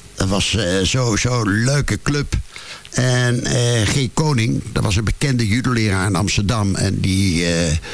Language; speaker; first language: Dutch; native; Dutch